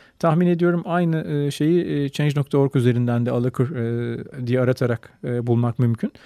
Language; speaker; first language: Turkish; native; Turkish